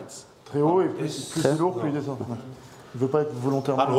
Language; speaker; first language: French; native; French